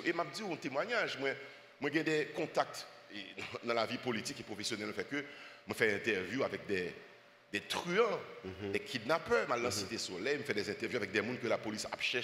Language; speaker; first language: French; non-native, local second language; Haitian Creole